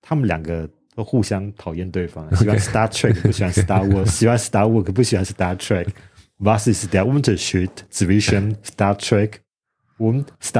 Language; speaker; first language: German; non-native, learner; Chinese